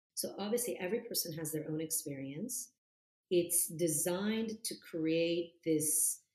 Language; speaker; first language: English; non-native, fluent; Italian